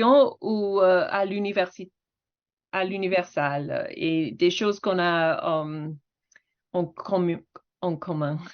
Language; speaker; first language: French; non-native, fluent; English